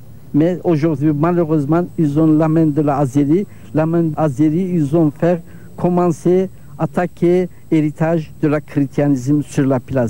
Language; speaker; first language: French; non-native, learner; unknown